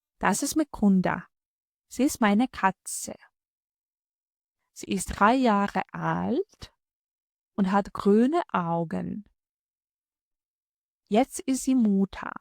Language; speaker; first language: German; non-native, fluent; Ukrainian